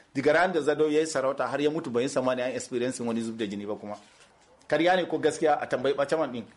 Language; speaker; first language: Hausa; non-native, local second language; Fula